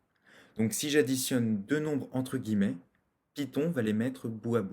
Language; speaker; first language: French; native; French